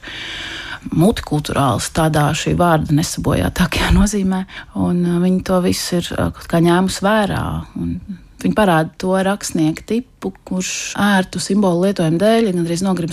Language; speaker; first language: Latvian; native; Latvian